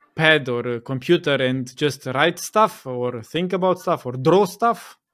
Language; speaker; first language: English; non-native, fluent; Romanian